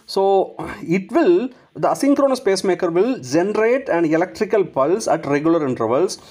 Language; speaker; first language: English; non-native, local second language; Malayalam